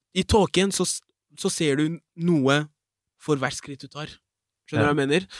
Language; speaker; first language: Norwegian; early bilingual, other home language; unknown